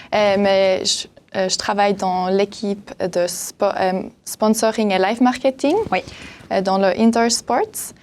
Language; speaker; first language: French; non-native, local second language; German